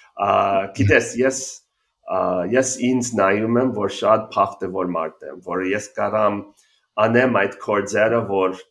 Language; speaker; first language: Armenian; native; Armenian